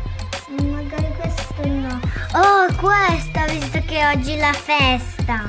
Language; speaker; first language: Italian; early bilingual, other home language; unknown